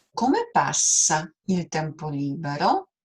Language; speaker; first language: Italian; non-native, fluent; Polish